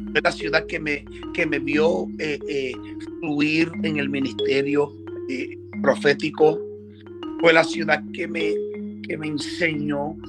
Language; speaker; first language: Spanish; early bilingual, heritage; Spanish